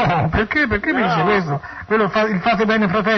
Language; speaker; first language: Italian; native; Italian